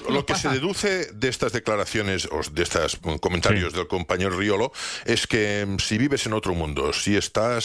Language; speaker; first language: Spanish; native; Spanish